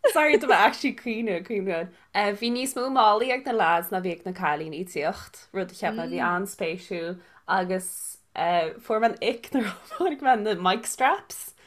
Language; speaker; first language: Irish; native; Irish